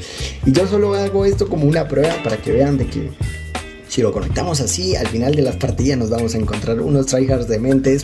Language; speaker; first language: Spanish; native; Spanish